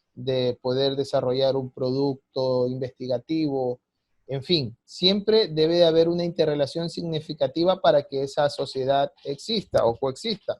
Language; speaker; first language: Spanish; native; Spanish